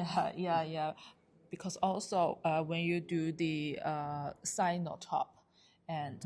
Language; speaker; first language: English; non-native, learner; Chinese